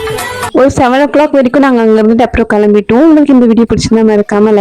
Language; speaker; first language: Tamil; native; Tamil